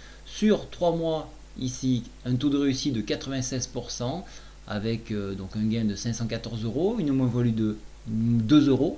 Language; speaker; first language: French; native; French